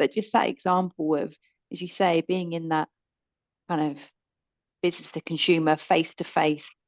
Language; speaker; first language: English; native; English